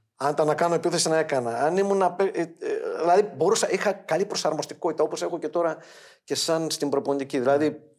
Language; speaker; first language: Greek; native; Greek